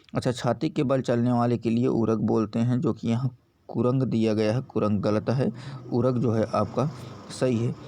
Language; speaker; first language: Hindi; native; Hindi